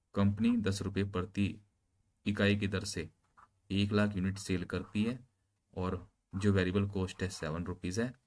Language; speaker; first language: Hindi; native; Hindi